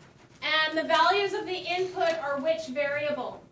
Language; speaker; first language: English; native; English